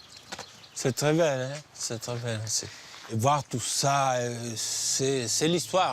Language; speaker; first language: French; non-native, fluent; Spanish